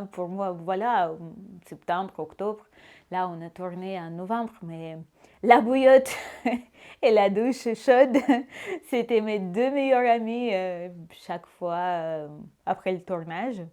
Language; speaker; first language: French; non-native, fluent; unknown